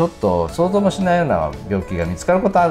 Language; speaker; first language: Japanese; native; Japanese